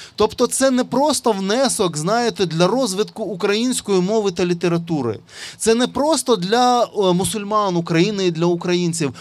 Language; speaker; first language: Ukrainian; non-native, local second language; Russian